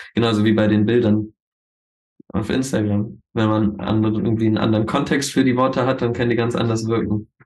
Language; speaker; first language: German; native; German